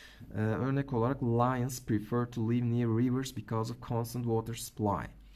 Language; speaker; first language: English; non-native, fluent; Turkish